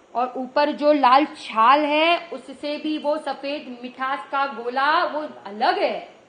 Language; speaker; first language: Hindi; non-native, local second language; Gujarati